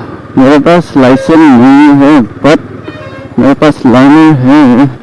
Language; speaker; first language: Hindi; non-native, local second language; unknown